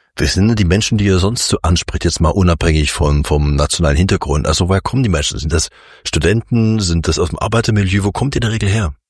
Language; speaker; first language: German; native; German